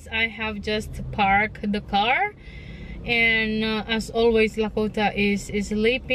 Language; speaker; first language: English; non-native, local second language; Filipino